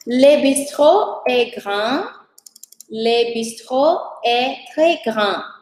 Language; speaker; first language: French; non-native, fluent; Portuguese